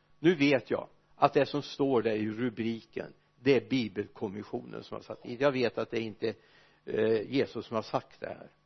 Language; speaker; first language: Swedish; native; Swedish